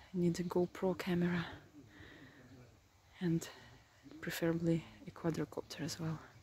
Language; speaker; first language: English; non-native, fluent; Russian